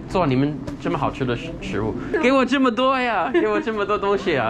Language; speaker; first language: Chinese; non-native, fluent; English